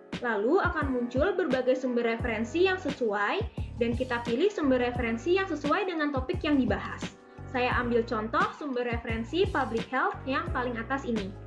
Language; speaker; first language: Indonesian; native; Indonesian